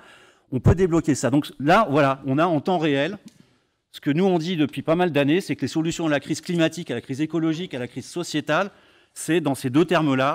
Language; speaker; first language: French; native; French